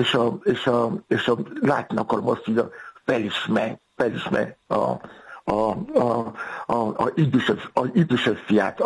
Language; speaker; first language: Hungarian; non-native, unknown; Yoruba